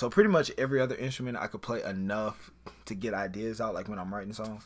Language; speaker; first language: English; native; English